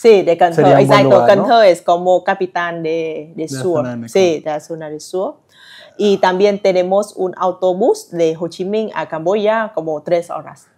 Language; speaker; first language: Spanish; non-native, learner; Vietnamese